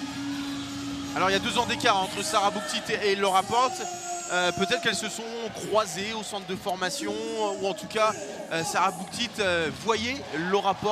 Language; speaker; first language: French; native; French